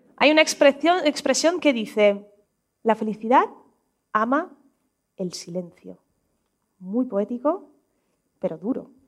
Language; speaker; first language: Spanish; non-native, fluent; Russian